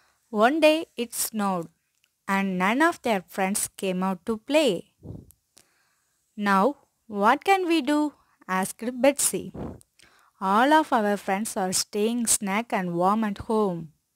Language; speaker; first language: English; non-native, local second language; Tamil